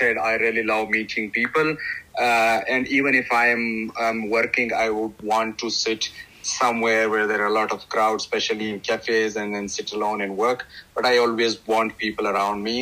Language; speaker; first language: English; non-native, local second language; Pashto